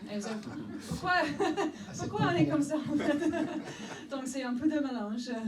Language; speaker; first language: French; non-native, fluent; English